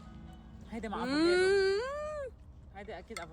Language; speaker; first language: Arabic; native; Arabic